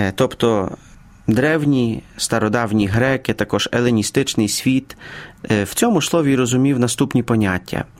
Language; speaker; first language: Ukrainian; native; Ukrainian